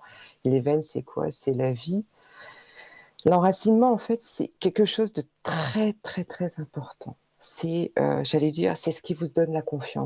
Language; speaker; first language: French; native; French